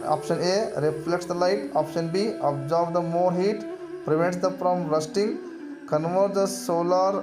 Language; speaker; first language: English; non-native, local second language; Kannada